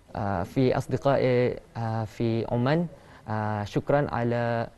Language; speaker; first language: Arabic; non-native, learner; Malay